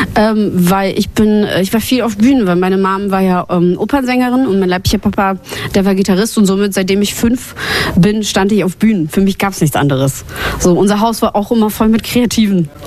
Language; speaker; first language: German; early bilingual, other home language; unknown